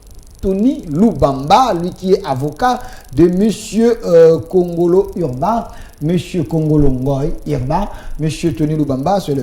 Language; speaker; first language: French; non-native, local second language; Lingala